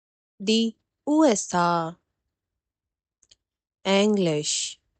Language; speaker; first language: German; non-native, fluent; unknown